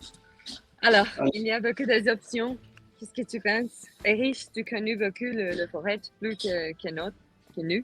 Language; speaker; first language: French; non-native, learner; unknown